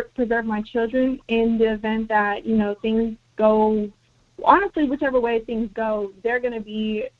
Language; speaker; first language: English; early bilingual, other home language; Spanish